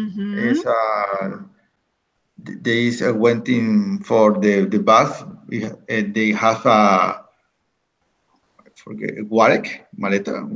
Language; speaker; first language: English; non-native, learner; Spanish